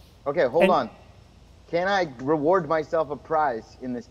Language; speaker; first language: English; native; English